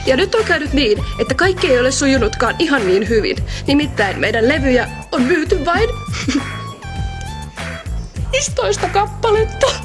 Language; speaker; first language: Finnish; native; Finnish